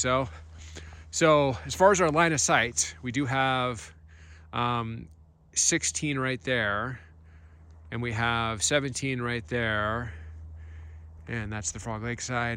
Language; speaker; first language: English; native; English